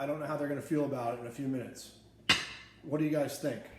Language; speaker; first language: English; native; English